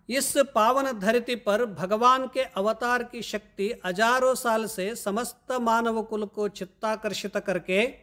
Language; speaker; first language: Hindi; non-native, local second language; Kannada